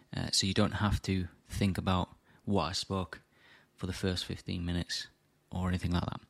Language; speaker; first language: English; native; English